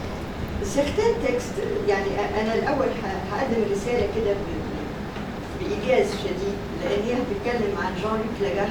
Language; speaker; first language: Arabic; native; Arabic